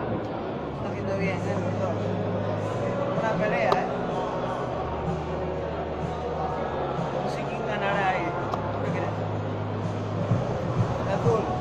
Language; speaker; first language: Spanish; native; Spanish